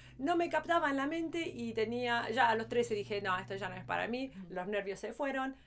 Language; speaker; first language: Spanish; early bilingual, heritage; Spanish